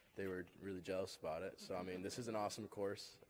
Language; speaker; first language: English; native; English